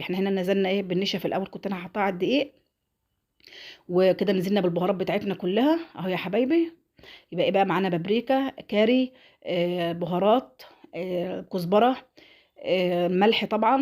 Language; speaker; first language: Arabic; native; Arabic